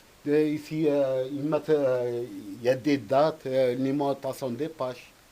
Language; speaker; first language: French; non-native, local second language; Arabic